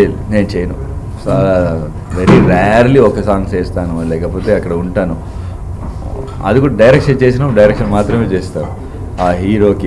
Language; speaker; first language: Telugu; non-native, local second language; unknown